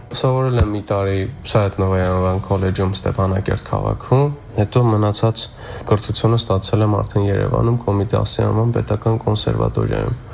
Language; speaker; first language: Armenian; native; Armenian